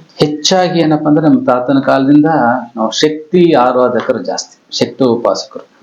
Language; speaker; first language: Kannada; non-native, local second language; Telugu